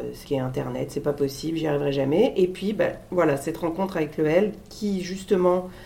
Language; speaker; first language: French; native; French